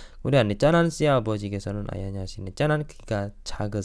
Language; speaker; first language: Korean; non-native, fluent; Indonesian